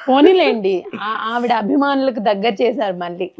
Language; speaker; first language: Telugu; native; Telugu